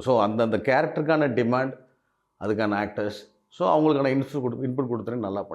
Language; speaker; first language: Tamil; native; Tamil